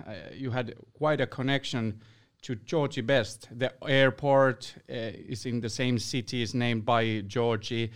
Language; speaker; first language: English; non-native, fluent; Finnish